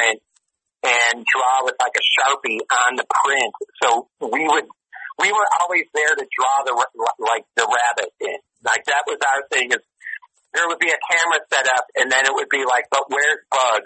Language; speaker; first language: English; native; English